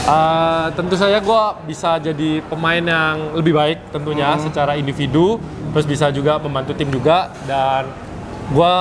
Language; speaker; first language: Indonesian; native; Indonesian